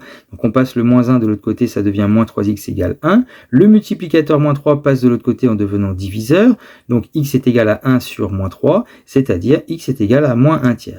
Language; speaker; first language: French; native; French